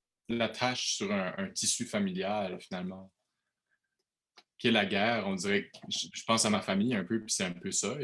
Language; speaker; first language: French; native; French